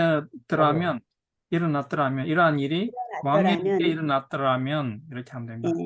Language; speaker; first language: Korean; native; Korean